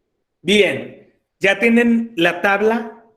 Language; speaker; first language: Spanish; native; Spanish